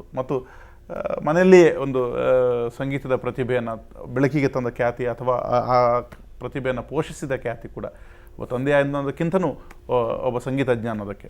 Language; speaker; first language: Kannada; native; Kannada